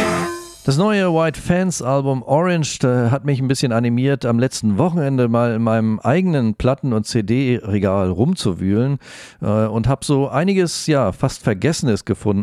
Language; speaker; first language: German; native; German